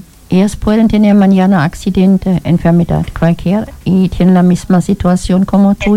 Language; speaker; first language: Spanish; non-native, learner; German